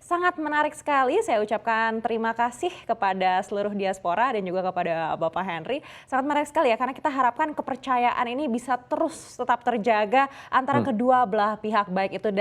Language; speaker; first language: Indonesian; native; Indonesian